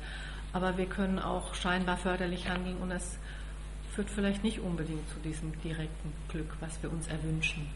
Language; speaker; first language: German; native; German